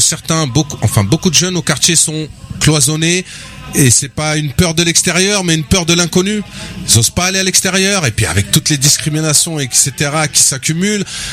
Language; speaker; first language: French; native; French